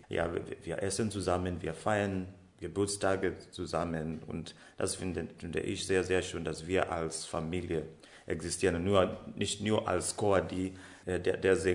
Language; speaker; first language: German; non-native, learner; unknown